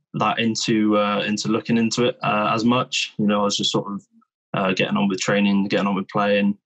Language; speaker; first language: English; native; English